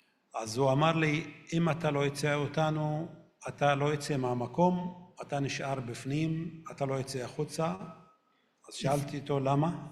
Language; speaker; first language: Hebrew; non-native, local second language; Arabic